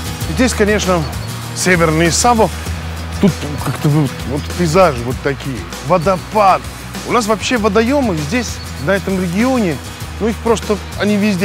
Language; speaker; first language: Russian; non-native, fluent; Finnish